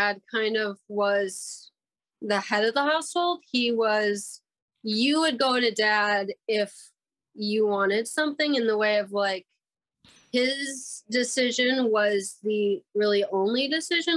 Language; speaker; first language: English; native; English